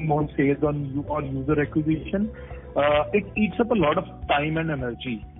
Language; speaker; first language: English; non-native, local second language; Punjabi